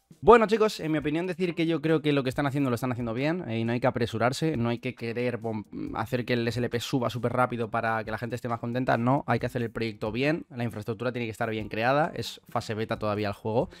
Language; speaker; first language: Spanish; native; Spanish